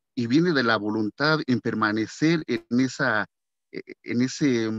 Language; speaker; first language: Spanish; native; Spanish